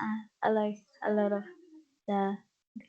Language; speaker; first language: English; non-native, fluent; Spanish